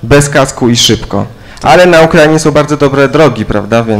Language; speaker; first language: Polish; native; Polish